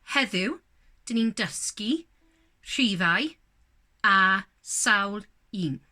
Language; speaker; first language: Welsh; non-native, local second language; English